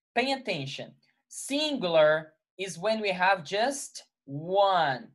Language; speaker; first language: English; non-native, fluent; Portuguese